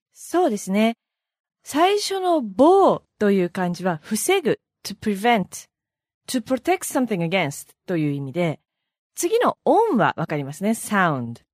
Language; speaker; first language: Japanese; native; Japanese